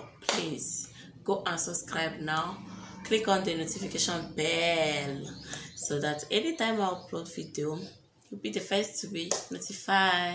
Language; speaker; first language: English; non-native, local second language; French